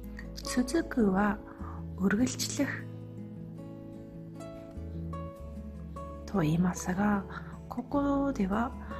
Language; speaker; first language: Japanese; non-native, fluent; Mongolian